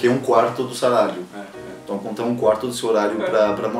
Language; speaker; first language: Portuguese; non-native, fluent; French